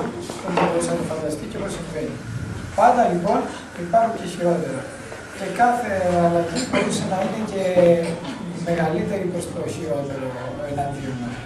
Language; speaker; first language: Greek; native; Greek